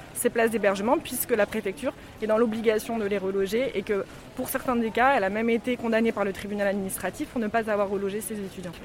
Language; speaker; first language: French; native; French